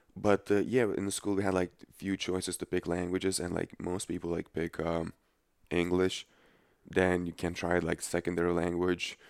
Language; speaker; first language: English; non-native, fluent; Lithuanian